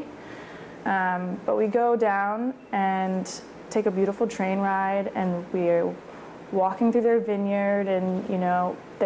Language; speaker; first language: English; native; English